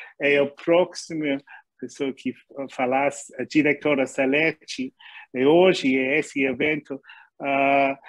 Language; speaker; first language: Portuguese; non-native, learner; English